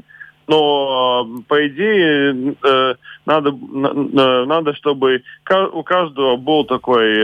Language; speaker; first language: Russian; non-native, local second language; Latvian